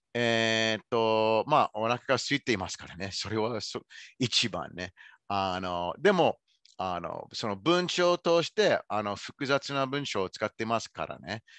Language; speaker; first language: Japanese; non-native, fluent; English